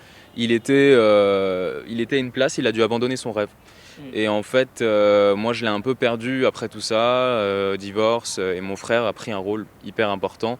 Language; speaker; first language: French; native; French